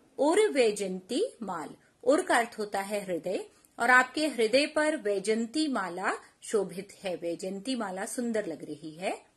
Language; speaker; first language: Hindi; non-native, local second language; Punjabi